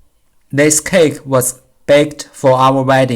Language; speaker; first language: English; non-native, learner; Chinese